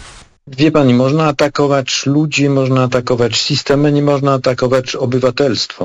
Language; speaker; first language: Polish; non-native, fluent; French